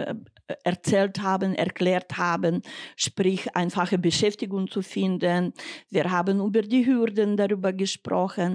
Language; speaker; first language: German; non-native, fluent; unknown